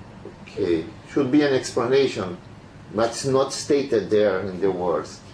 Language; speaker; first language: English; non-native, fluent; Spanish